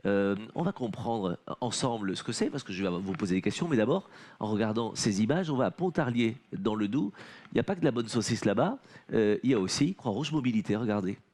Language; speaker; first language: French; native; French